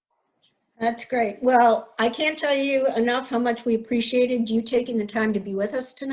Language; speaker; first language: English; native; English